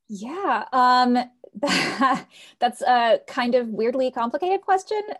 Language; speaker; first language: English; early bilingual, other home language; Portuguese